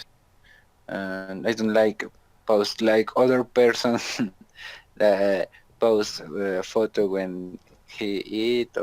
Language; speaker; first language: English; non-native, learner; Spanish